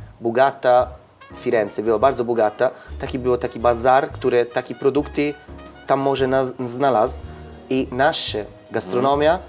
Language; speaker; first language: Polish; non-native, learner; Italian